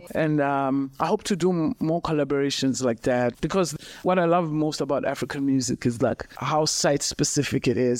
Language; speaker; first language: English; non-native, local second language; Xhosa